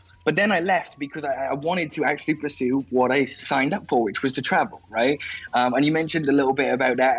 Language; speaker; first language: English; native; English